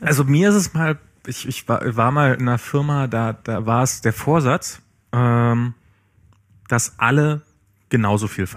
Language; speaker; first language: German; native; German